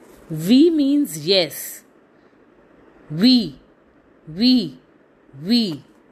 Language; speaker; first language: English; non-native, local second language; Hindi